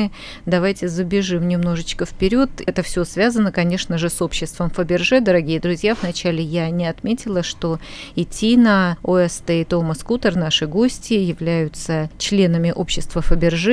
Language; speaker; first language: Russian; native; Russian